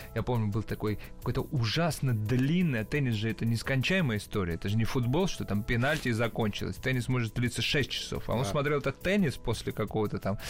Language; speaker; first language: Russian; early bilingual, other home language; Georgian